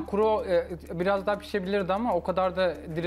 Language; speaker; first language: Turkish; native; Turkish